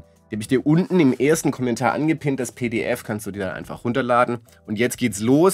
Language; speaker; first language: German; native; German